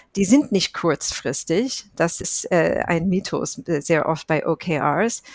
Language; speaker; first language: German; non-native, fluent; English